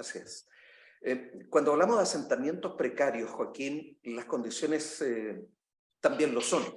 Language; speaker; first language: Spanish; native; Spanish